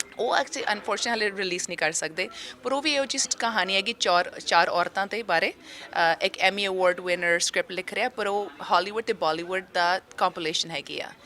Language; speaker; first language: Punjabi; early bilingual, heritage; Punjabi